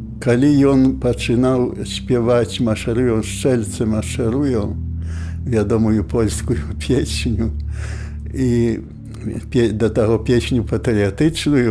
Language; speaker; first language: Polish; non-native, local second language; Belarusian